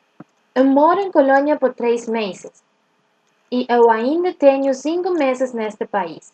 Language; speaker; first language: Portuguese; non-native, learner; Spanish